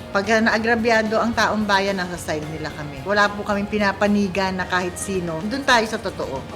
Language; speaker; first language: Filipino; native; Filipino